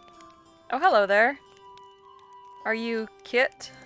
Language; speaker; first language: English; native; English